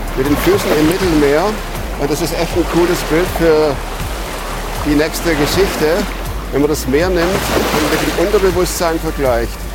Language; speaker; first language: German; native; German